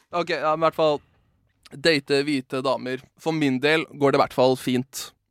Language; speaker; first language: Norwegian; early bilingual, other home language; Persian